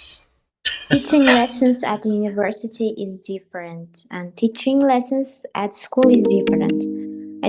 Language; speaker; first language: English; non-native, learner; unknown